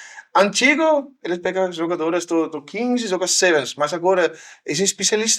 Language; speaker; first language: Portuguese; non-native, learner; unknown